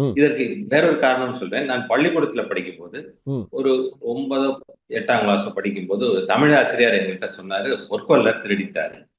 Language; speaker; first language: Tamil; non-native, local second language; Malayalam